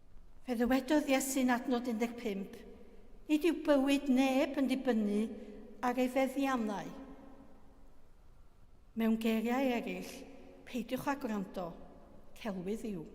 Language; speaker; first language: Welsh; native; Welsh